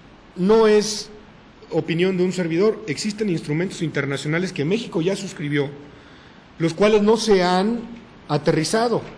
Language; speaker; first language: Spanish; native; Spanish